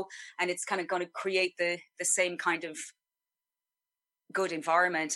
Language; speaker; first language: English; native; English